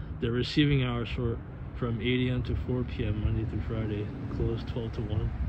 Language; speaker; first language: English; native; English